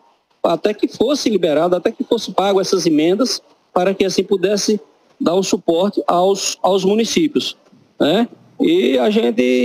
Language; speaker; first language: Portuguese; native; Portuguese